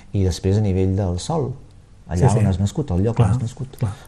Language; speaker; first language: Catalan; native; Catalan